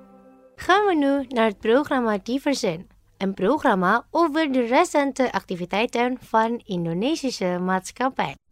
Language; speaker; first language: Dutch; non-native, learner; Indonesian